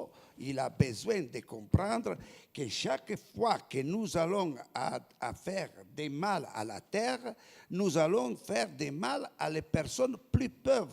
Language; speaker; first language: French; non-native, fluent; Italian